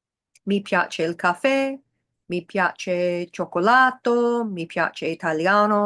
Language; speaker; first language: Italian; non-native, fluent; English